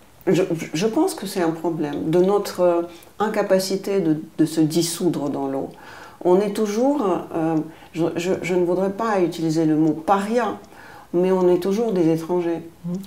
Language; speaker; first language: French; non-native, fluent; Russian